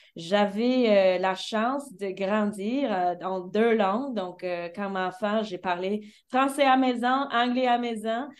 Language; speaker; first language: French; early bilingual, heritage; French